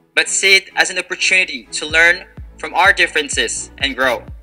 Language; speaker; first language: English; non-native, local second language; Filipino